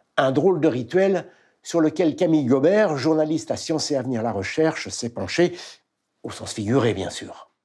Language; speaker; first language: French; native; French